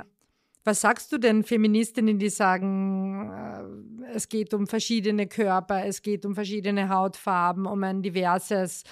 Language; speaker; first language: German; native; German